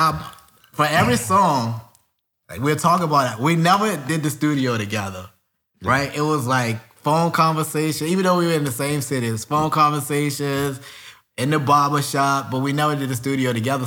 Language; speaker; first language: English; native; English